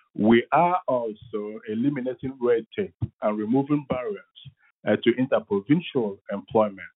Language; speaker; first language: English; non-native, local second language; Igbo